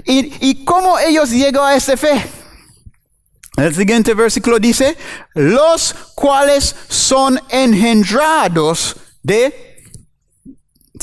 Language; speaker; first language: Spanish; non-native, fluent; English